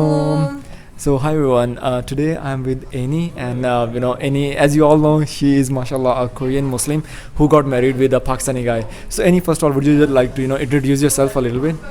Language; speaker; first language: English; non-native, local second language; Urdu